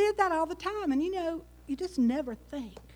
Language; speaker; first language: English; native; English